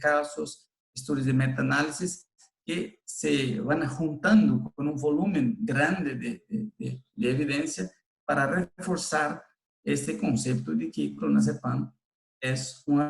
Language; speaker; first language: Spanish; non-native, fluent; Portuguese